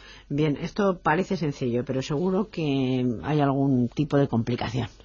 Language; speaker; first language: Spanish; native; Spanish